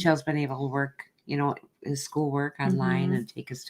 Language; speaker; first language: English; native; English